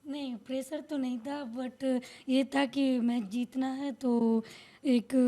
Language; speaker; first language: Hindi; non-native, local second language; Telugu